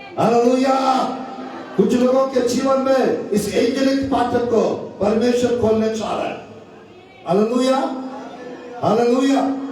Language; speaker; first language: Hindi; non-native, local second language; Telugu